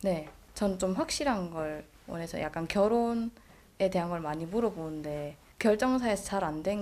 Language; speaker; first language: Korean; native; Korean